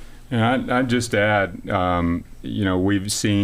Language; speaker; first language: English; native; English